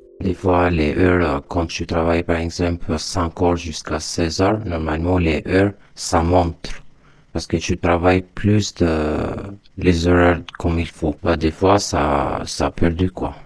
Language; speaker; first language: French; non-native, learner; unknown